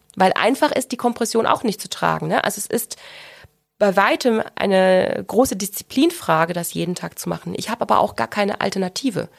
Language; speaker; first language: German; native; German